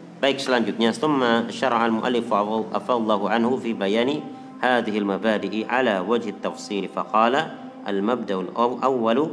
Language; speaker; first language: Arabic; non-native, fluent; Indonesian